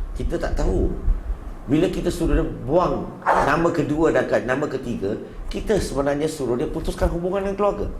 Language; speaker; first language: Malay; non-native, local second language; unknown